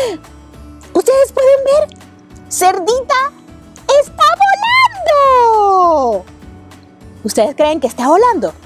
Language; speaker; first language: Spanish; native; Spanish